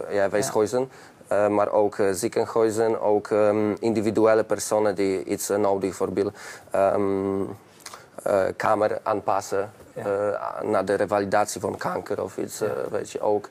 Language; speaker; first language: Dutch; non-native, learner; Polish